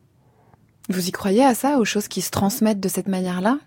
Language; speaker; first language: French; native; French